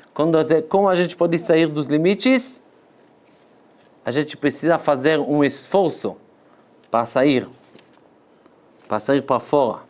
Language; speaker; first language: Portuguese; non-native, fluent; Hebrew